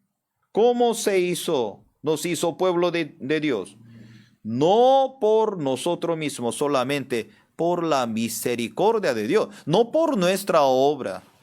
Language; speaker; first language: Spanish; non-native, fluent; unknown